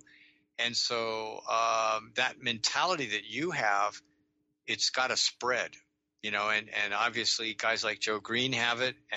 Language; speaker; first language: English; native; English